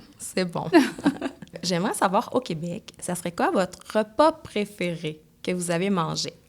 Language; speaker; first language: French; native; French